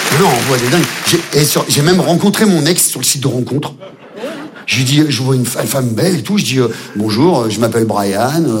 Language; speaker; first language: French; native; French